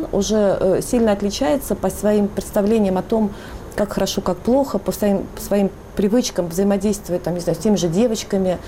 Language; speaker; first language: Russian; native; Russian